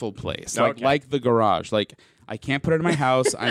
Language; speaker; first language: English; native; English